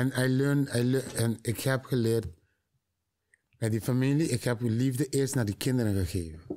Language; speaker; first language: Dutch; non-native, learner; Papiamento